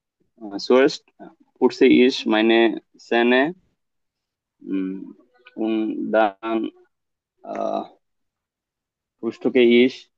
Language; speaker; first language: German; non-native, learner; Bangla